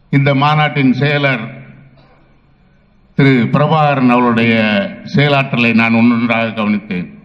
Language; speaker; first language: Tamil; native; Tamil